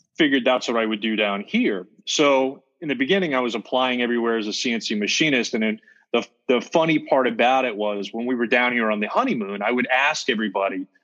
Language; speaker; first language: English; native; English